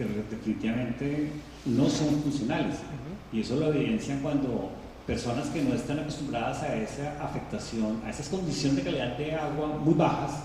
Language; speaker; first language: Spanish; native; Spanish